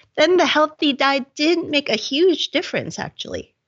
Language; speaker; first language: English; non-native, local second language; Cantonese